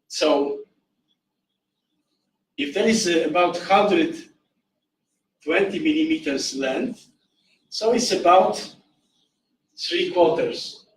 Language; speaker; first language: English; non-native, fluent; Polish